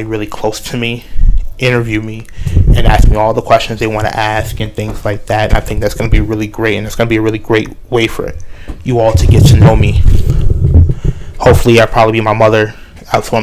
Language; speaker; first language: English; native; English